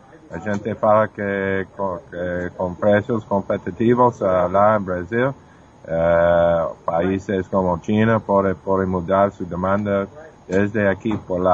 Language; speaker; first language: Portuguese; non-native, fluent; English